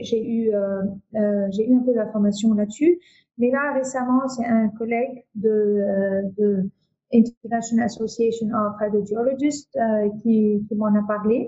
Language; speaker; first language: French; non-native, local second language; Arabic